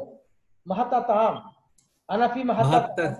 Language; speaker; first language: Arabic; non-native, fluent; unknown